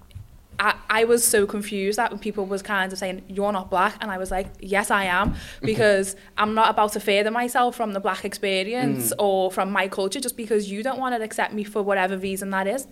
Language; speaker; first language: English; native; English